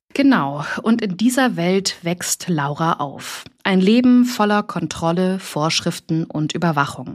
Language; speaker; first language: German; native; German